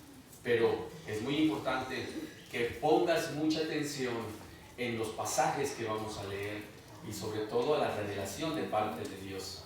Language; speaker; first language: Spanish; native; Spanish